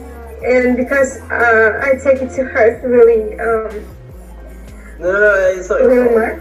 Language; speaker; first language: English; non-native, learner; Russian